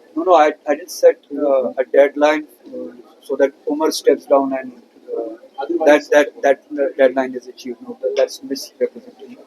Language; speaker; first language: English; non-native, local second language; Kashmiri